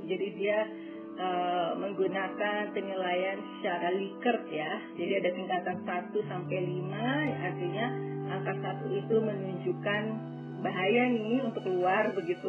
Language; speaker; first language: Indonesian; native; Indonesian